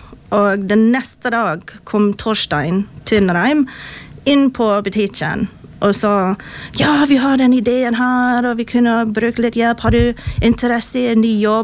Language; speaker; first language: Swedish; non-native, fluent; English